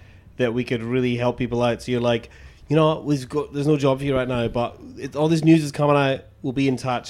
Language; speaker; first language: English; native; English